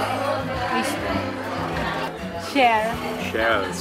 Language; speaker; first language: English; non-native, fluent; Indonesian